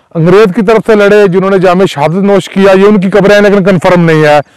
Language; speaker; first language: Urdu; native; Urdu